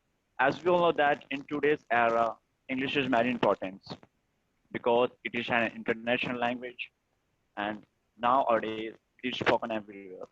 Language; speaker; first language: English; non-native, learner; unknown